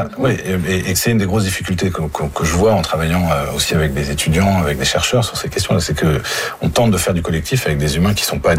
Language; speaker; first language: French; native; French